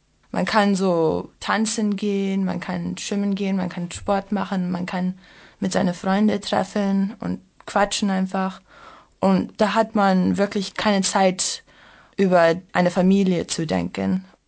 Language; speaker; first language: German; non-native, fluent; English